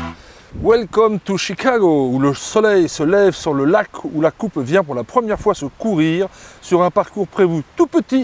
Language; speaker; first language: French; native; French